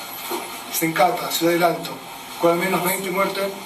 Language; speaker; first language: Spanish; native; Spanish